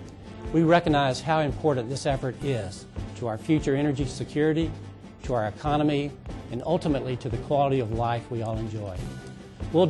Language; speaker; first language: English; native; English